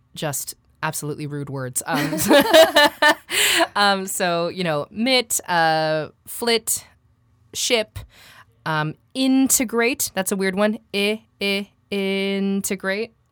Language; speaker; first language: English; native; English